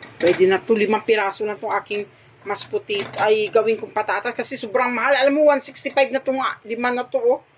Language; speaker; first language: Filipino; non-native, local second language; Hiligaynon